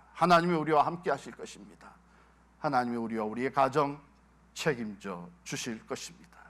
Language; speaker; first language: Korean; native; Korean